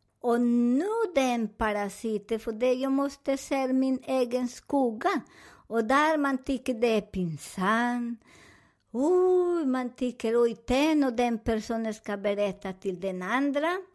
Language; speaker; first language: Swedish; non-native, fluent; Spanish